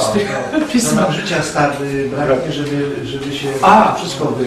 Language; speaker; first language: Polish; native; Polish